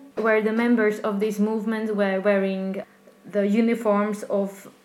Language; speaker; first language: English; non-native, fluent; Slovak